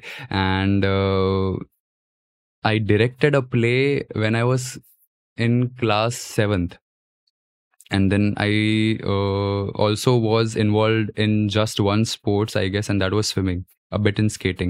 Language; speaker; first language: English; non-native, local second language; Gujarati